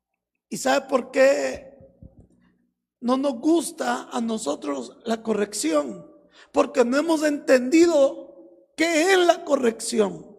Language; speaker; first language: Spanish; native; Spanish